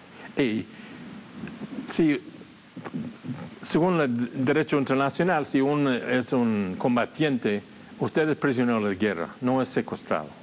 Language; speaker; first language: Spanish; non-native, fluent; English